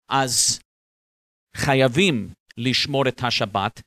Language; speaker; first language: Hebrew; non-native, fluent; English